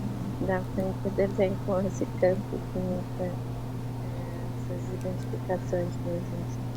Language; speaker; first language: Portuguese; native; Portuguese